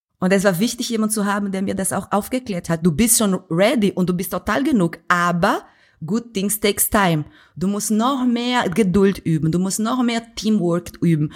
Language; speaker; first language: German; non-native, fluent; Portuguese